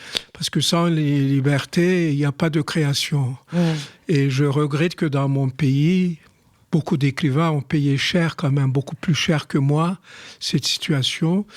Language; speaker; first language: French; non-native, fluent; Turkish